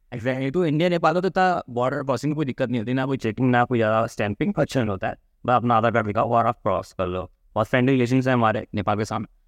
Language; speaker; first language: Hindi; native; Hindi